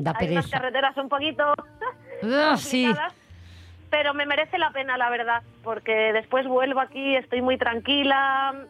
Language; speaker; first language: Spanish; native; Spanish